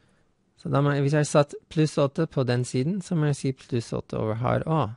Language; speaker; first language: Norwegian; non-native, fluent; English